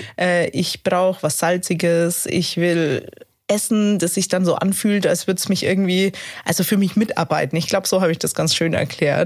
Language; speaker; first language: German; native; German